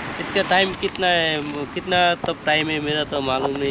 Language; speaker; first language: Hindi; non-native, learner; Bangla